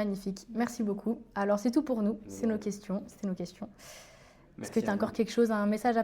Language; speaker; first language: French; native; French